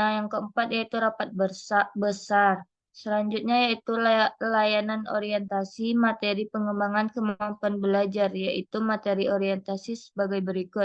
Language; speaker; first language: Indonesian; native; Indonesian